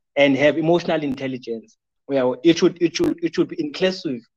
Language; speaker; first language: English; non-native, local second language; Xhosa